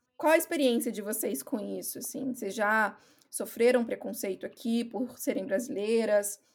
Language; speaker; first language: Portuguese; native; Portuguese